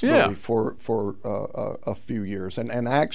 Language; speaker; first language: English; native; English